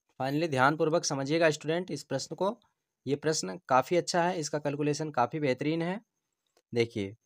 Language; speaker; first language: Hindi; native; Hindi